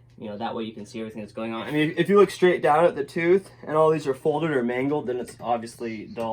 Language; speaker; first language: English; native; English